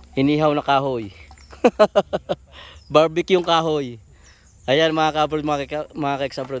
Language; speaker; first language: Filipino; native; Filipino